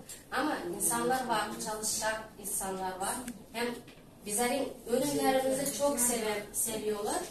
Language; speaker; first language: Turkish; non-native, learner; Turkmen